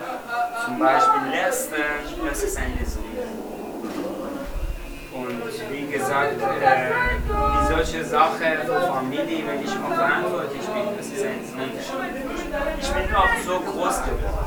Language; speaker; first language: German; non-native, learner; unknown